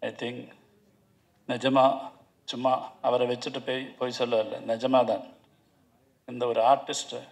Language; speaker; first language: Tamil; non-native, learner; Malayalam